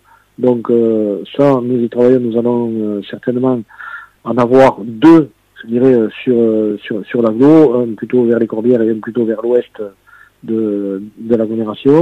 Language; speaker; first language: French; native; French